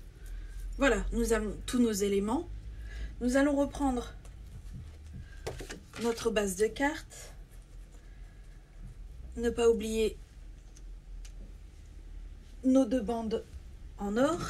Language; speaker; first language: French; native; French